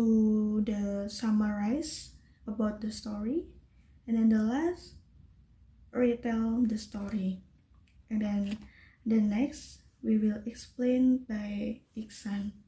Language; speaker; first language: English; non-native, learner; Indonesian